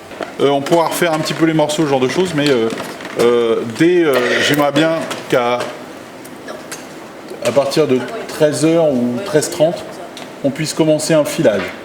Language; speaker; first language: French; native; French